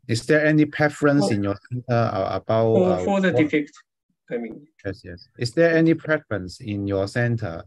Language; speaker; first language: English; non-native, fluent; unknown